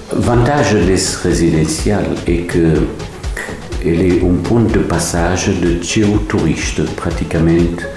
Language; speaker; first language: Portuguese; non-native, fluent; Kabuverdianu